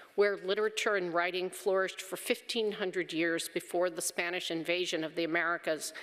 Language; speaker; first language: English; native; English